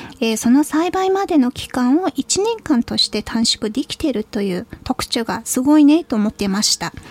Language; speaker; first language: Japanese; non-native, fluent; Mongolian